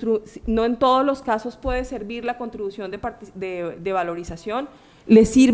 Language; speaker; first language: Spanish; native; Spanish